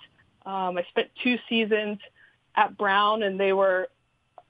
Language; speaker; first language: English; native; English